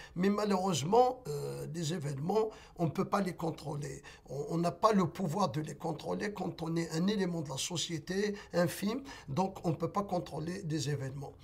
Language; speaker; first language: French; non-native, local second language; Kabyle